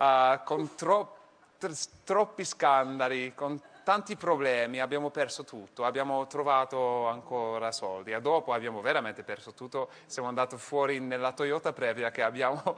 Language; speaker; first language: Italian; non-native, fluent; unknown